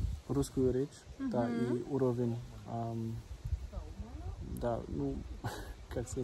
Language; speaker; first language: Russian; non-native, learner; German